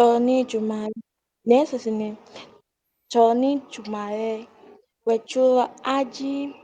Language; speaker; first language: Korean; non-native, learner; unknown